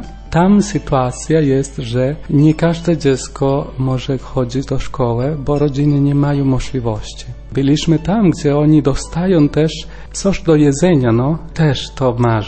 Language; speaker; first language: Polish; non-native, learner; Spanish